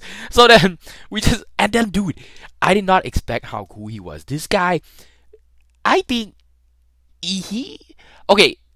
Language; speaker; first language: English; early bilingual, other home language; Thai